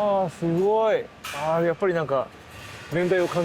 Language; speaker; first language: Japanese; native; Japanese